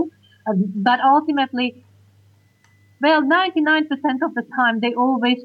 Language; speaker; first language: English; non-native, fluent; Hungarian